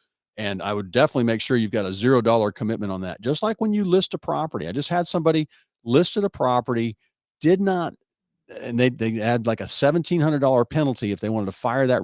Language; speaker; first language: English; native; English